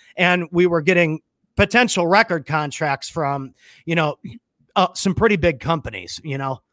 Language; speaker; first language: English; native; English